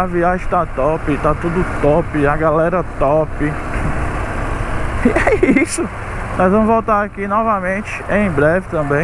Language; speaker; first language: Portuguese; native; Portuguese